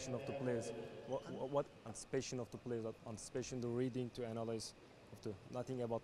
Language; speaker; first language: English; non-native, learner; Turkish